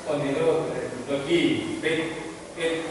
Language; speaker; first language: English; non-native, learner; Indonesian